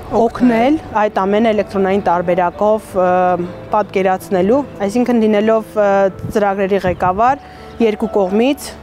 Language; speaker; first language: Armenian; native; Armenian